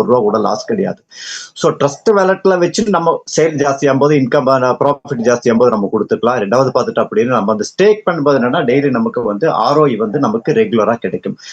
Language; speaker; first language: Tamil; native; Tamil